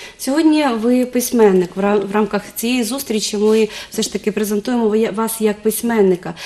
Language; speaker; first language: Ukrainian; native; Ukrainian